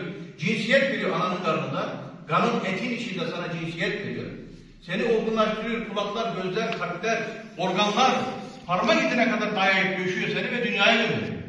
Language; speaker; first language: Turkish; native; Turkish